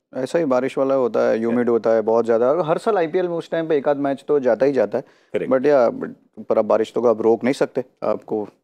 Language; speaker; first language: Hindi; non-native, local second language; Gujarati